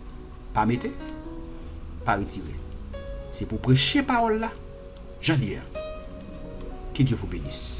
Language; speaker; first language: French; non-native, local second language; Haitian Creole